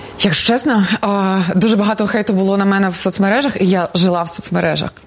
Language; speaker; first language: Ukrainian; non-native, local second language; Russian